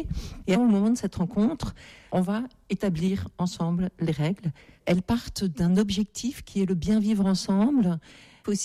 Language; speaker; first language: French; native; French